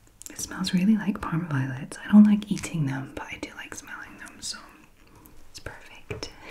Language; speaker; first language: English; native; English